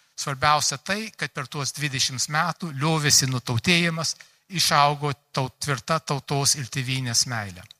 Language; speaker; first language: Lithuanian; early bilingual, heritage; Lithuanian